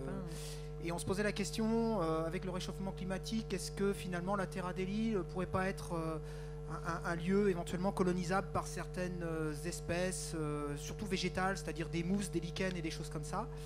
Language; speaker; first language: French; native; French